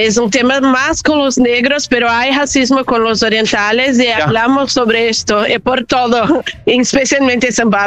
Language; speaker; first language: Spanish; non-native, fluent; Portuguese